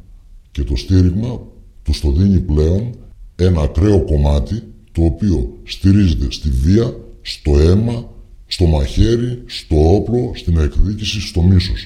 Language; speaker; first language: Greek; native; Greek